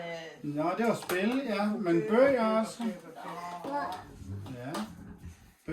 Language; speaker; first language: Danish; native; Danish